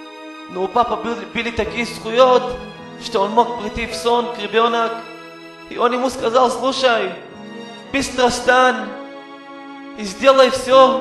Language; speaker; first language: Russian; non-native, learner; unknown